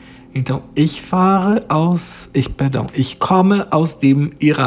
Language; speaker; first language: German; non-native, fluent; Portuguese